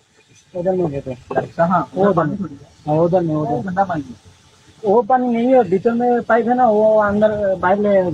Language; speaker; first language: Hindi; non-native, learner; Bangla